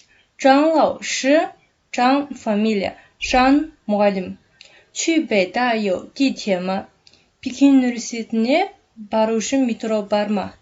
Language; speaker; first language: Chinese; non-native, fluent; Kazakh